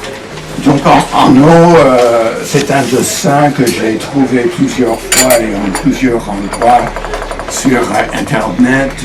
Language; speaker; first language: French; non-native, fluent; English